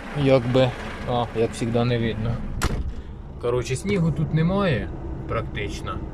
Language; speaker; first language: Ukrainian; native; Ukrainian